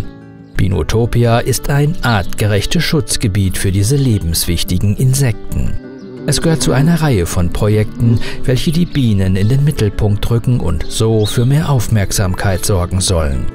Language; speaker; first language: German; native; German